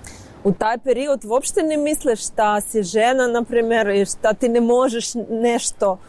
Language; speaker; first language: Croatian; non-native, learner; Ukrainian